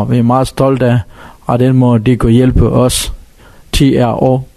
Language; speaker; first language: Danish; non-native, learner; Tamil